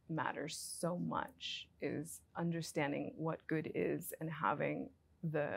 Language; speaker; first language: English; native; English